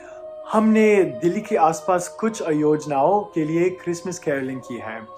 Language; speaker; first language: Hindi; non-native, fluent; English